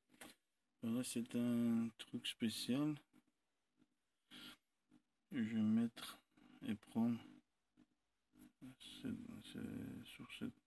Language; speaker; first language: French; non-native, learner; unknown